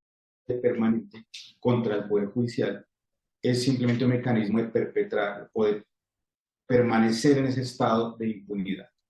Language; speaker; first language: Spanish; native; Spanish